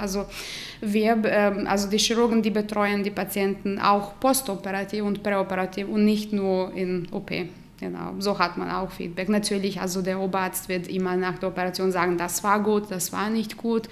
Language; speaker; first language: German; non-native, fluent; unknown